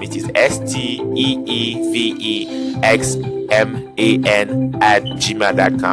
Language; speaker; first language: English; non-native, local second language; French